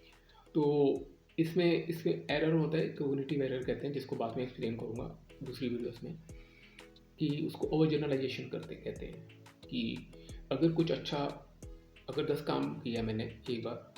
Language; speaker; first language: Hindi; non-native, local second language; Punjabi